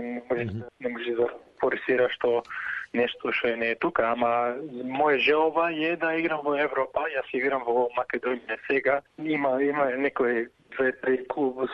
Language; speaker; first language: Macedonian; early bilingual, heritage; Macedonian